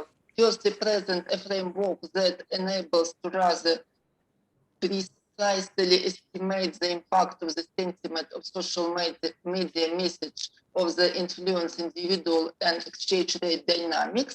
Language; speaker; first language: English; non-native, learner; Russian